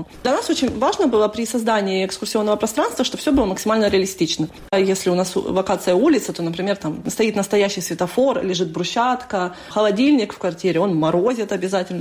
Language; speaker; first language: Russian; native; Russian